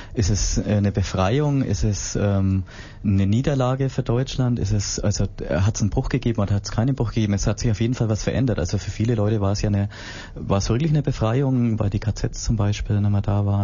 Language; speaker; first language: German; native; German